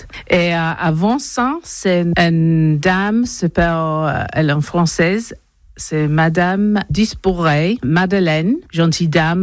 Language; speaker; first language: French; non-native, learner; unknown